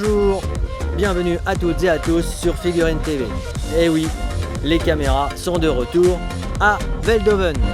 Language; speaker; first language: French; native; French